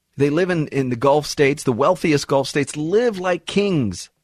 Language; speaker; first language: English; early bilingual, other home language; Arabic